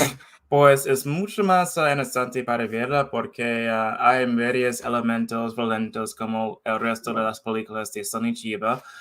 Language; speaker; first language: Spanish; non-native, fluent; English